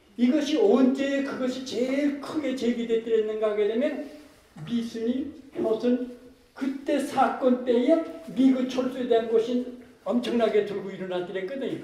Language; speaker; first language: Korean; native; Korean